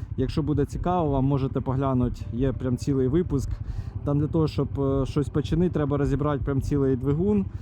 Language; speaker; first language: Ukrainian; non-native, local second language; Russian